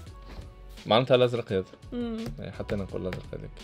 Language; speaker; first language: Arabic; native; Arabic